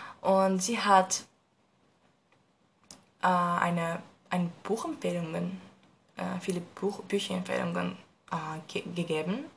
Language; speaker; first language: German; non-native, learner; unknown